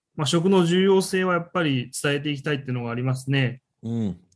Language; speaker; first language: Japanese; native; Japanese